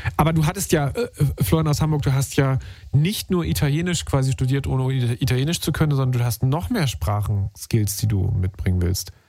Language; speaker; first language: German; native; German